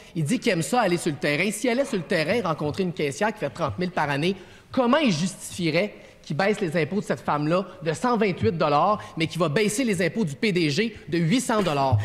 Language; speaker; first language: French; native; French